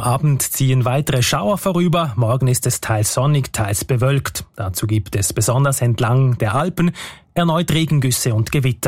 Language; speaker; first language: German; native; German